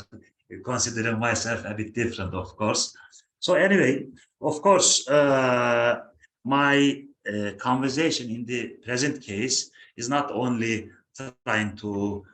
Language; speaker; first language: English; non-native, fluent; Turkish